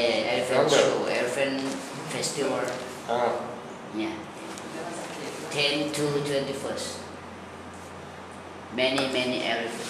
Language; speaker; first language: English; non-native, learner; Thai